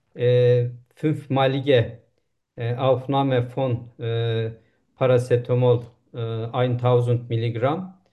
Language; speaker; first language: German; non-native, learner; Turkish